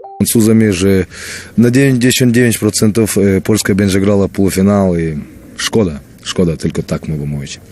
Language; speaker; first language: Polish; non-native, fluent; Russian